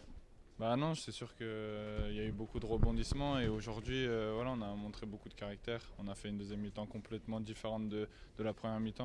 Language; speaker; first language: French; native; French